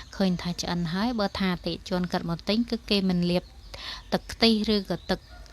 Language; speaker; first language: Khmer; native; Khmer